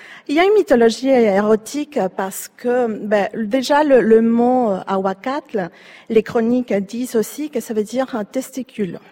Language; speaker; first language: French; non-native, fluent; Spanish